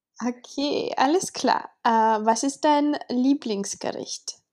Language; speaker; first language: German; non-native, fluent; Czech